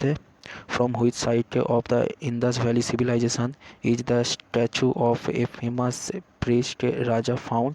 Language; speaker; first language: Hindi; native; Hindi